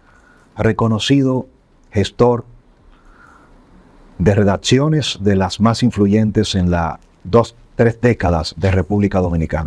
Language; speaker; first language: Spanish; native; Spanish